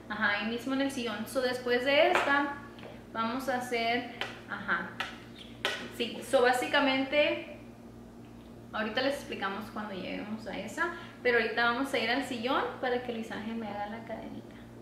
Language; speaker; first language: Spanish; early bilingual, heritage; Spanish